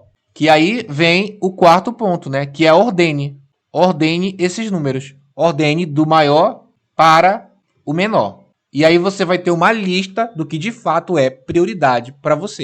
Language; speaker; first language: Portuguese; native; Portuguese